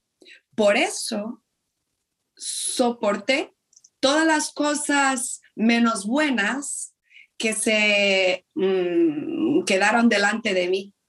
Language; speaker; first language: Spanish; non-native, fluent; Portuguese